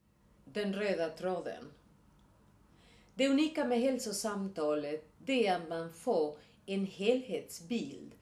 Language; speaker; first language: Swedish; non-native, fluent; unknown